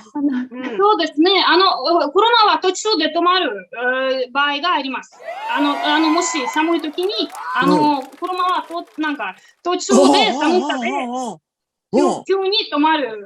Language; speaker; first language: Japanese; non-native, fluent; Russian